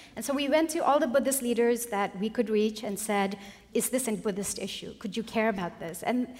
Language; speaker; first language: English; non-native, local second language; Nepali